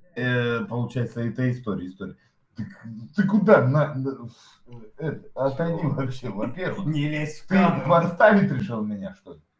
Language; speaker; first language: Russian; native; Russian